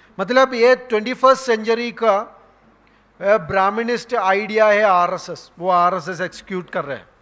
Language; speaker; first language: Hindi; non-native, local second language; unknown